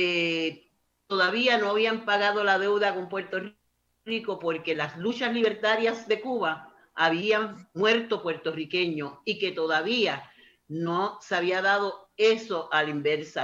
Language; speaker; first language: Spanish; native; Spanish